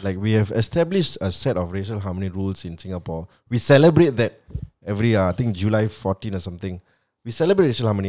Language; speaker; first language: English; non-native, local second language; Tamil